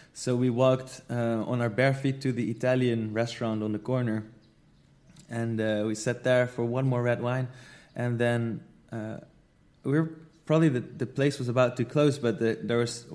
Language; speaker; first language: English; non-native, fluent; Dutch